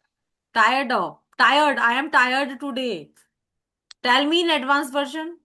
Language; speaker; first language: English; non-native, learner; Hindi